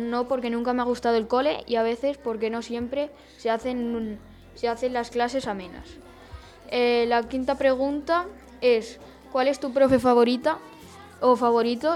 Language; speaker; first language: Spanish; native; Spanish